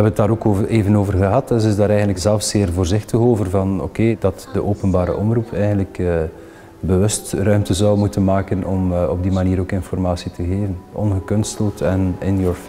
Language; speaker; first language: Dutch; native; Dutch